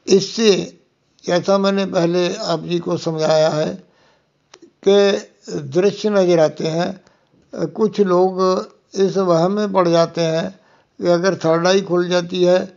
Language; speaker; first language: Hindi; non-native, local second language; Punjabi